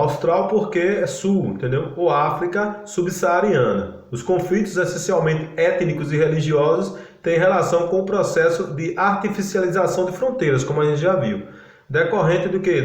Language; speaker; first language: Portuguese; native; Portuguese